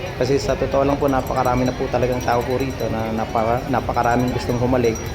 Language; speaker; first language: Filipino; native; Filipino